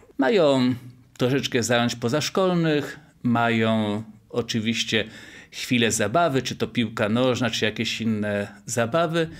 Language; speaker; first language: Polish; native; Polish